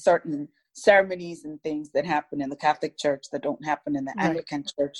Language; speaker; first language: English; non-native, local second language; Yoruba